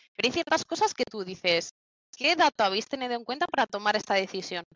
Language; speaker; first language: Spanish; native; Spanish